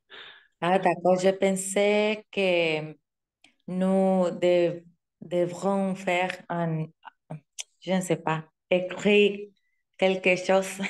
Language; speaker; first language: French; non-native, learner; Spanish